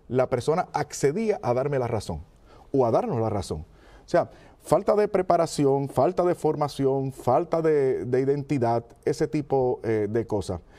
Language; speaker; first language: Spanish; native; Spanish